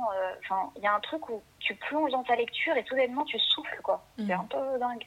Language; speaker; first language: French; native; French